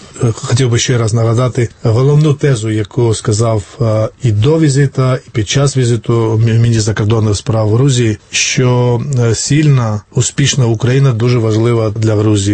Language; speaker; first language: Ukrainian; non-native, fluent; Georgian